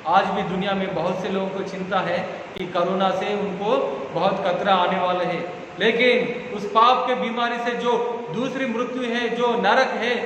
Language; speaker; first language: Hindi; non-native, local second language; Telugu